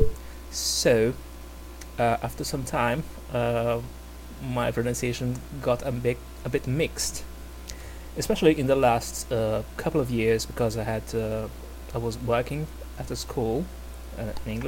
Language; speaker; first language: English; non-native, fluent; Portuguese